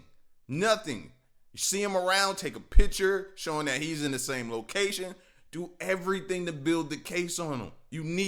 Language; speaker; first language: English; native; English